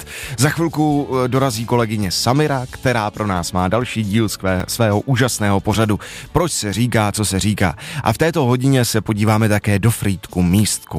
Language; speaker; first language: Czech; native; Czech